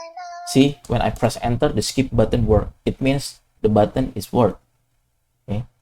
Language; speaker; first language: English; non-native, fluent; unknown